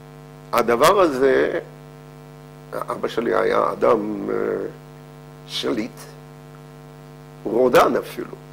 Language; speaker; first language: Hebrew; non-native, fluent; Dutch